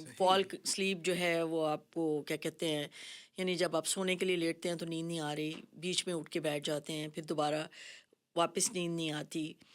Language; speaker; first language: Urdu; native; Urdu